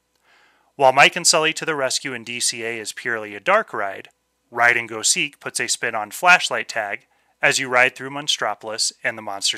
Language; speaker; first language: English; native; English